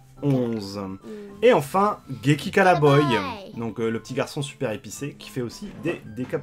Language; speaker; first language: French; native; French